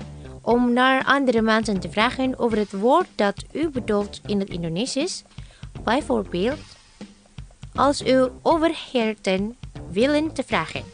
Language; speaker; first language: Dutch; non-native, fluent; Indonesian